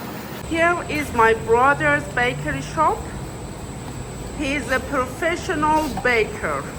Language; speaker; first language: English; non-native, fluent; Persian